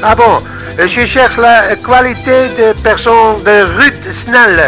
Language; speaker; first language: French; non-native, learner; Dutch